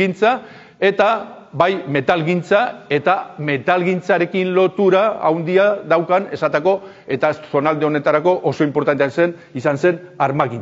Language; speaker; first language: Basque; native; Basque